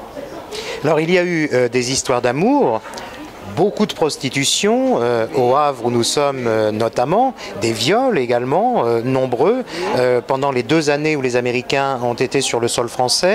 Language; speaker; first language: French; native; French